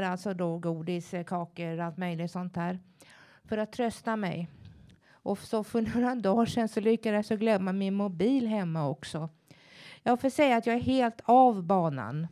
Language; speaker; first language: Swedish; native; Swedish